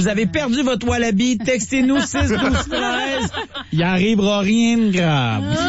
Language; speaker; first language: French; native; French